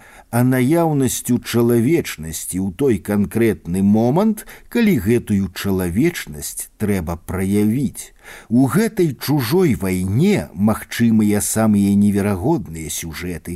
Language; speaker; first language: Belarusian; native; Belarusian